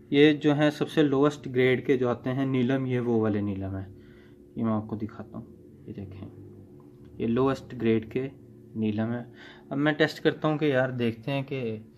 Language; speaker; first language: Urdu; native; Urdu